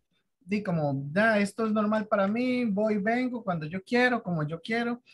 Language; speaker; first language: Spanish; native; Spanish